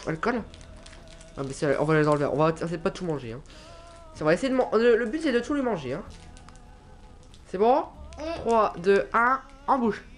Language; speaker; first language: French; native; French